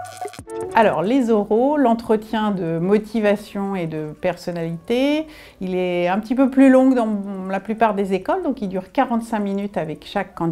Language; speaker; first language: French; native; French